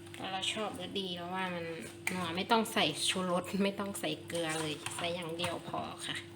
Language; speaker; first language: Thai; non-native, local second language; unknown